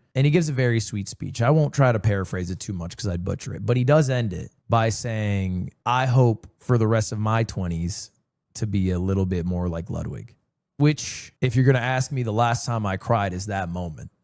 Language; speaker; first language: English; native; English